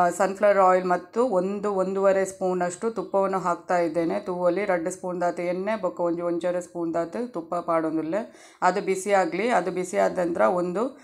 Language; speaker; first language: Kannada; non-native, local second language; Tulu